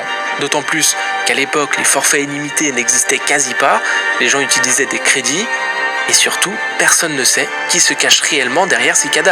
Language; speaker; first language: French; native; French